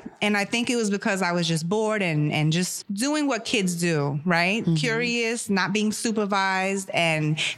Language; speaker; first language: English; early bilingual, other home language; German